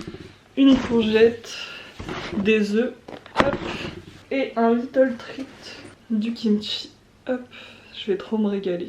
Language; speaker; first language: French; native; French